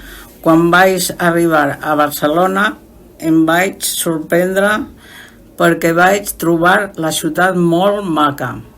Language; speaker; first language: Catalan; early bilingual, other home language; Spanish